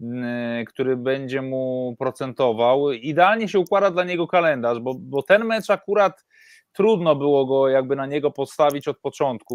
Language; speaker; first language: Polish; native; Polish